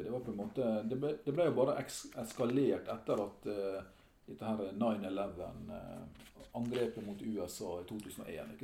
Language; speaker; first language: Norwegian; native; Norwegian